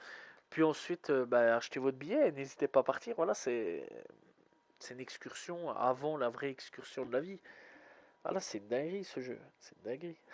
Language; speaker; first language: French; native; French